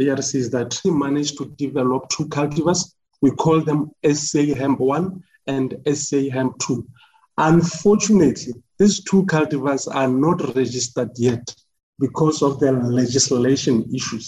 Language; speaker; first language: English; non-native, local second language; Northern Sotho